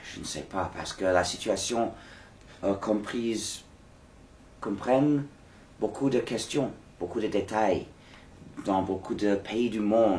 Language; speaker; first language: French; non-native, fluent; English